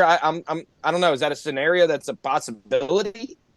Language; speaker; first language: English; native; English